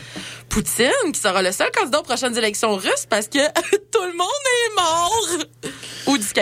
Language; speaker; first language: French; native; French